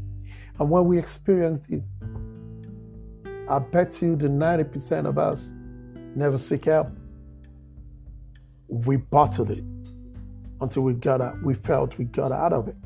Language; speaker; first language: English; non-native, local second language; Yoruba